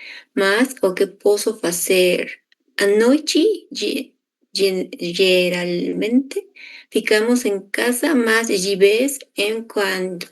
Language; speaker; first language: Portuguese; non-native, learner; Spanish